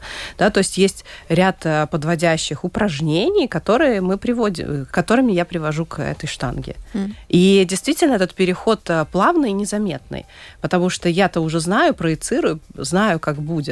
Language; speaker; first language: Russian; native; Russian